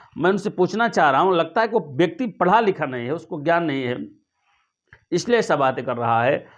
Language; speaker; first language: Hindi; native; Hindi